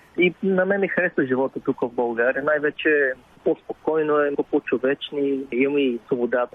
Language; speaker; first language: Bulgarian; early bilingual, other home language; Vietnamese